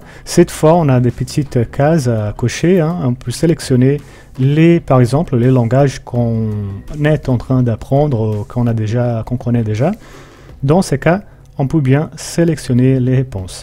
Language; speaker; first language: French; non-native, fluent; Portuguese